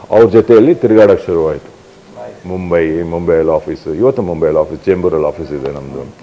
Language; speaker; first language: Kannada; native; Kannada